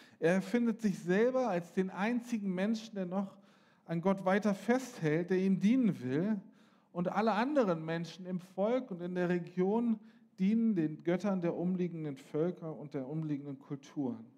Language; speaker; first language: German; native; German